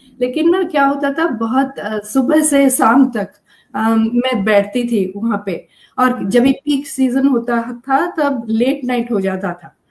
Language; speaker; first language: Hindi; non-native, local second language; Telugu